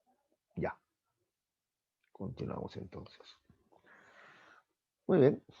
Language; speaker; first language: Spanish; native; Spanish